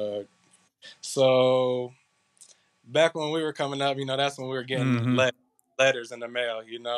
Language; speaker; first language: English; native; English